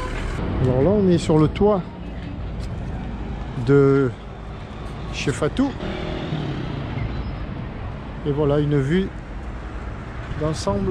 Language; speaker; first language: French; native; French